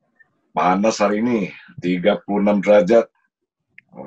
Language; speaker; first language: Indonesian; native; Indonesian